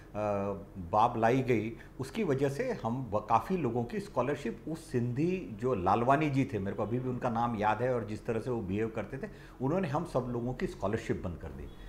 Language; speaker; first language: Hindi; non-native, local second language; Marathi